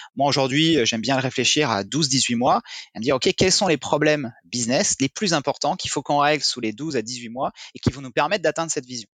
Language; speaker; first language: French; native; French